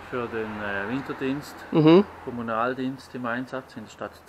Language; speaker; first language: German; native; German